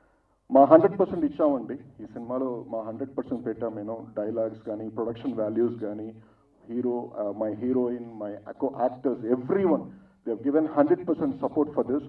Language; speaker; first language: Telugu; non-native, fluent; Tamil